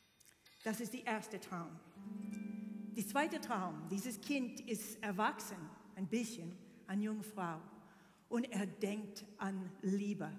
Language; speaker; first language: German; non-native, learner; English